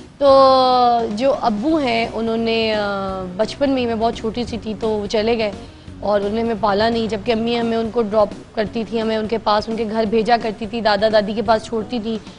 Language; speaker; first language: Urdu; native; Urdu